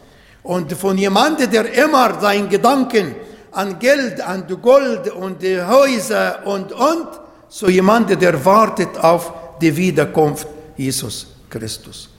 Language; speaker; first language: German; non-native, learner; Arabic